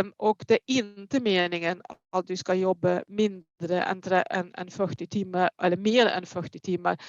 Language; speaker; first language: Swedish; non-native, fluent; Dutch